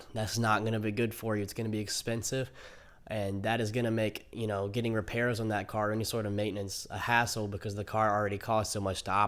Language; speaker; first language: English; native; English